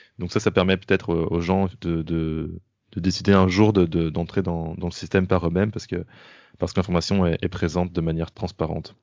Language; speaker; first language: French; native; French